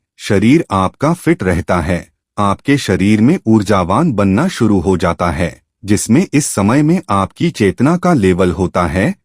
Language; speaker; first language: Hindi; native; Hindi